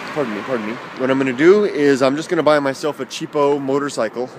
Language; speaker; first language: English; native; English